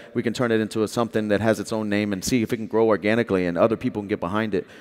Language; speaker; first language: English; native; English